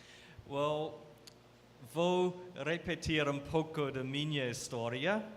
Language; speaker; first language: Portuguese; non-native, fluent; English